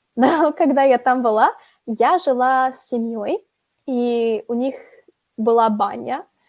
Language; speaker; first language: Russian; non-native, fluent; English